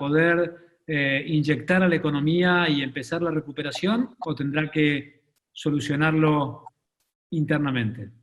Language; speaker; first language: Spanish; native; Spanish